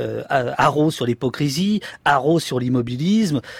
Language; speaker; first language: French; native; French